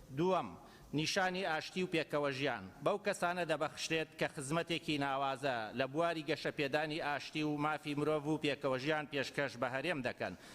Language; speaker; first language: Central Kurdish; native; Central Kurdish